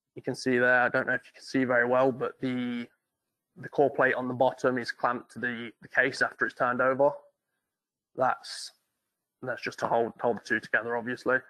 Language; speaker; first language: English; native; English